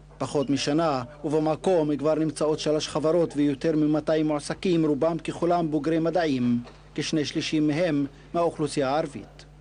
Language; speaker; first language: Hebrew; non-native, local second language; Arabic